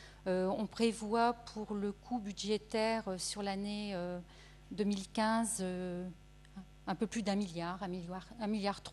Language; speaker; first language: French; native; French